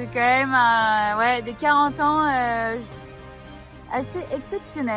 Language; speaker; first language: French; native; French